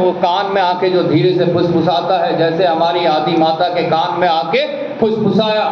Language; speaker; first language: Hindi; native; Hindi